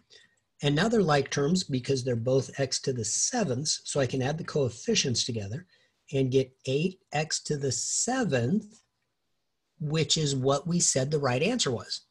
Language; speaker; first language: English; native; English